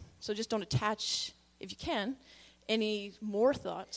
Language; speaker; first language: English; native; English